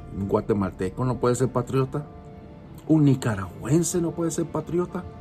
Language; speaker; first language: Spanish; early bilingual, heritage; Spanish